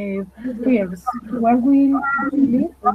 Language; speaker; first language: English; non-native, learner; Spanish